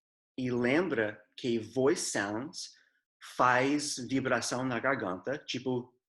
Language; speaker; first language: Portuguese; non-native, fluent; English